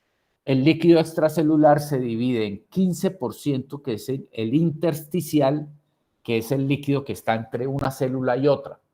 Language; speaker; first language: Spanish; native; Spanish